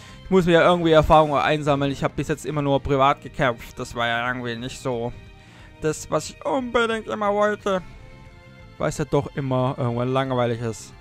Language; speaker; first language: German; native; German